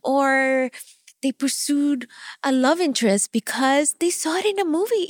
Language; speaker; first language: English; non-native, fluent; Spanish